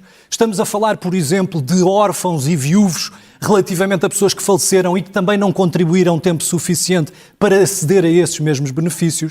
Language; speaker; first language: Portuguese; native; Portuguese